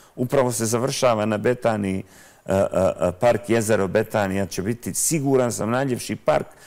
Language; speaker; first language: Croatian; native; Croatian